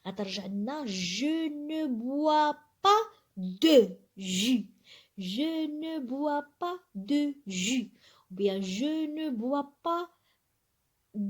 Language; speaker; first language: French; non-native, local second language; Arabic